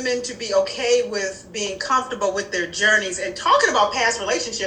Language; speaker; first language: English; native; English